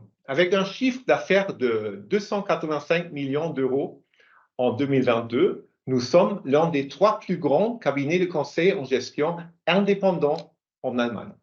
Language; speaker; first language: French; non-native, fluent; German